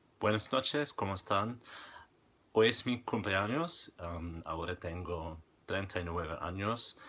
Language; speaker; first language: Spanish; non-native, fluent; English